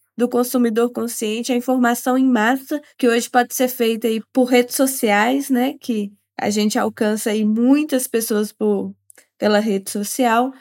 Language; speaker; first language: Portuguese; native; Portuguese